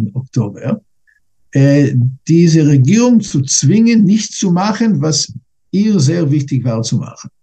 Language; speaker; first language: German; non-native, fluent; English